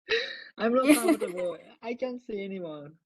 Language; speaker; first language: English; non-native, learner; Japanese